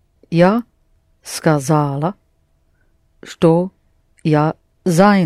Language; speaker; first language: Russian; non-native, learner; English